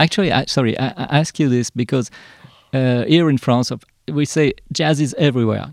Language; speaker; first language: English; non-native, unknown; French